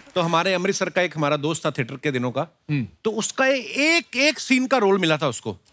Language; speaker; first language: Hindi; native; Hindi